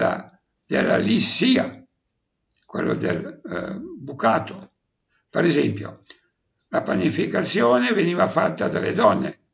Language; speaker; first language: Italian; native; Italian